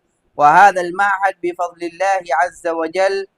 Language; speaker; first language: Arabic; non-native, fluent; Urdu